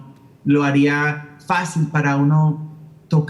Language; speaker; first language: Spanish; early bilingual, heritage; Spanish